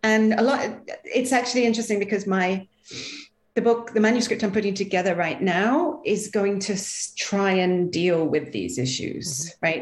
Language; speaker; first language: English; native; English